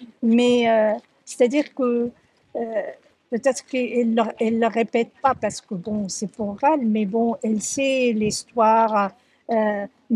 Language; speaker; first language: French; early bilingual, other home language; Arabic